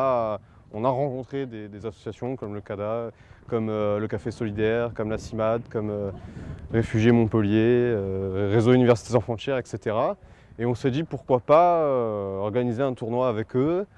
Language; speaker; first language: French; native; French